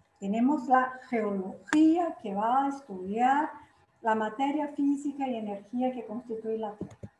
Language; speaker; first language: Spanish; non-native, fluent; Portuguese